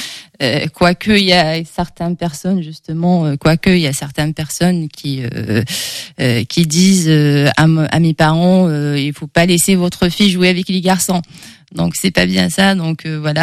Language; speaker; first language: French; non-native, local second language; Arabic